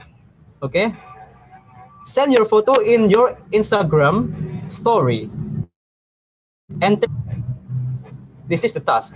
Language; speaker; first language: English; non-native, learner; Indonesian